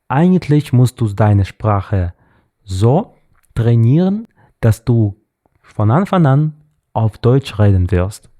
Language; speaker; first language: German; non-native, learner; Russian